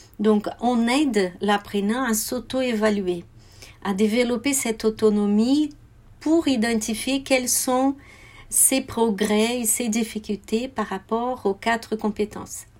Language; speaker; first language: French; non-native, fluent; Portuguese